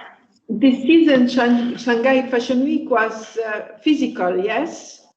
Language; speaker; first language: English; non-native, fluent; Italian